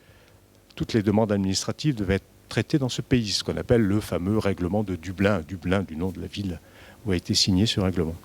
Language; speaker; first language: French; native; French